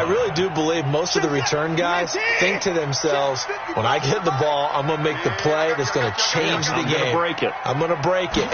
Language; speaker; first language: English; native; English